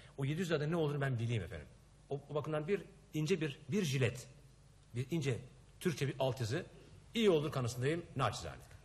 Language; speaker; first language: Turkish; native; Turkish